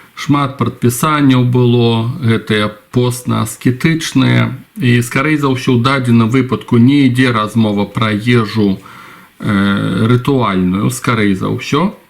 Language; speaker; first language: Belarusian; non-native, local second language; Russian